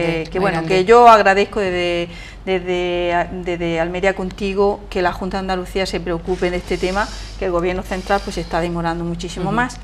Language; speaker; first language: Spanish; native; Spanish